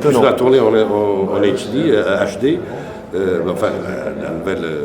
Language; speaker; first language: French; non-native, fluent; Portuguese